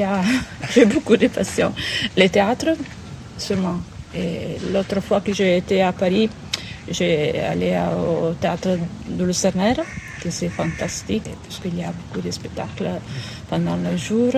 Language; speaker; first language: French; non-native, learner; Italian